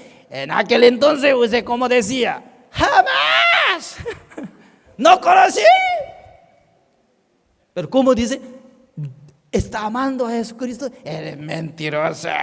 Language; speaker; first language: Spanish; non-native, fluent; Korean